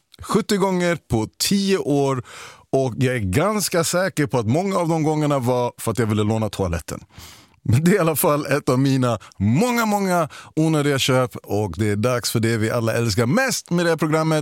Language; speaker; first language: Swedish; native; Swedish